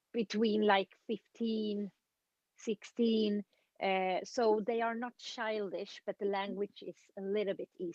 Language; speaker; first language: English; non-native, fluent; Swedish